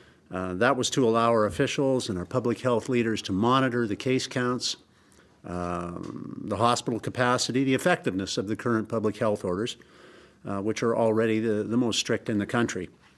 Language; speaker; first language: English; native; English